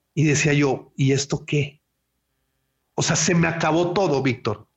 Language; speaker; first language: Spanish; native; Spanish